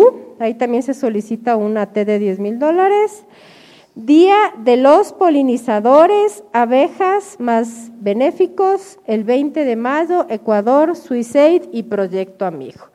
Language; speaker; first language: Spanish; native; Spanish